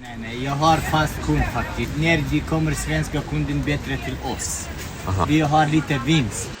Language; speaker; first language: Swedish; non-native, learner; Kurdish